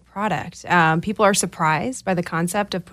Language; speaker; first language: English; native; English